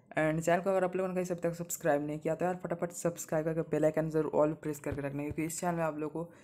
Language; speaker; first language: Hindi; non-native, local second language; Bangla